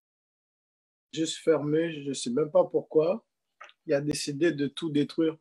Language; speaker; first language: French; native; French